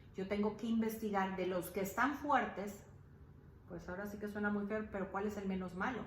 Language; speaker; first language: Spanish; native; Spanish